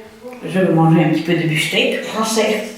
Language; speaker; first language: French; early bilingual, heritage; Russian